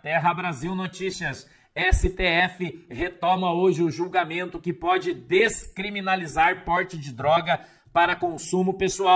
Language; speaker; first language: Portuguese; native; Portuguese